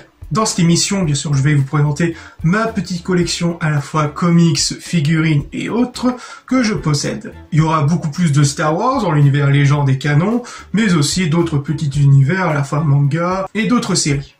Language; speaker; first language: French; native; French